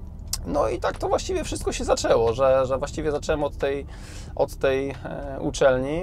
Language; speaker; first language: Polish; native; Polish